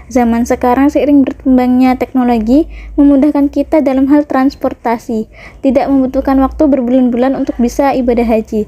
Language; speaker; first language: Indonesian; native; Indonesian